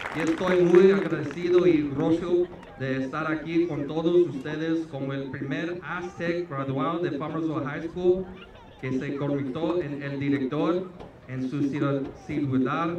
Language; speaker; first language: Spanish; early bilingual, heritage; Spanish